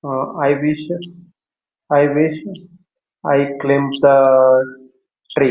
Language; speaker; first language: English; non-native, learner; Hindi